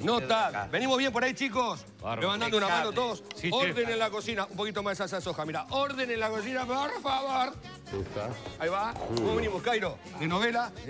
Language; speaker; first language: Spanish; native; Spanish